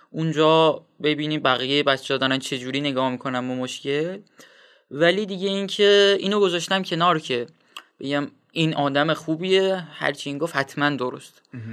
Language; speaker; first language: Persian; non-native, local second language; Azerbaijani